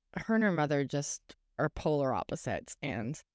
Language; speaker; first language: English; native; English